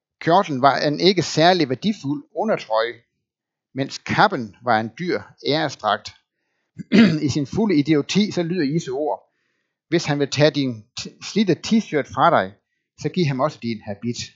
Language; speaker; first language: Danish; native; Danish